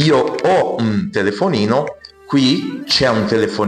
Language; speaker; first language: Italian; non-native, fluent; Portuguese